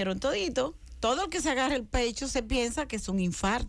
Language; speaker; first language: Spanish; native; Spanish